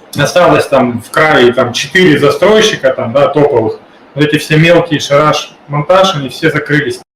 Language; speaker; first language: Russian; native; Russian